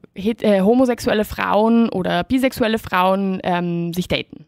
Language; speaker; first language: German; non-native, fluent; Spanish